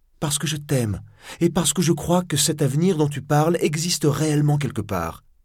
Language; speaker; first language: French; native; French